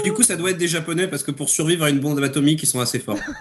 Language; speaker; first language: French; native; French